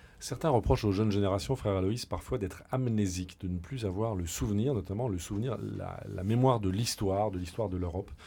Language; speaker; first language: French; native; French